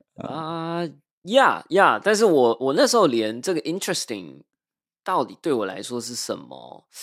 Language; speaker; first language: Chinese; native; Chinese